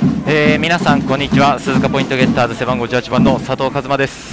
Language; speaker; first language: Japanese; native; Japanese